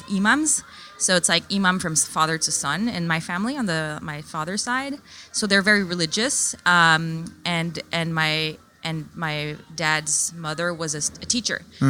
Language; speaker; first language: English; non-native, local second language; French